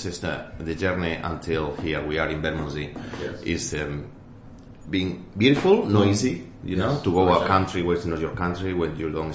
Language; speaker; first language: English; non-native, fluent; Spanish